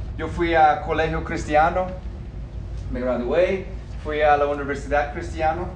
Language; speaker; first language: Spanish; non-native, fluent; English